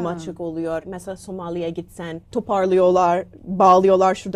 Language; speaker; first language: Turkish; non-native, learner; English